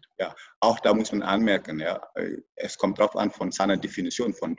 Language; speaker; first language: German; non-native, fluent; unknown